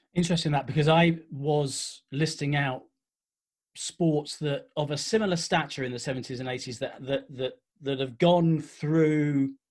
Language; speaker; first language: English; native; English